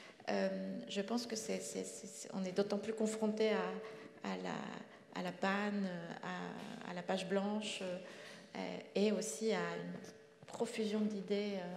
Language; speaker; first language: French; non-native, fluent; Spanish